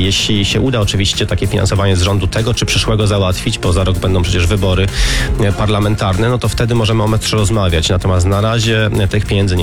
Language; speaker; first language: Polish; native; Polish